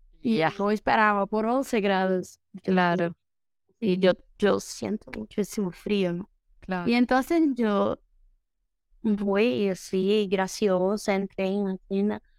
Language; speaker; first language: Spanish; non-native, fluent; Portuguese